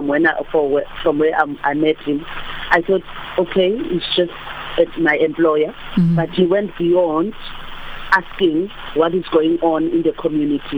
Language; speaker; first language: English; non-native, local second language; Afrikaans